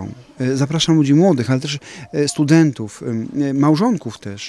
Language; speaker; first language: Polish; native; Polish